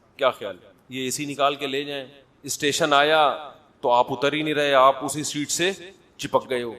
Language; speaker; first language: Urdu; native; Urdu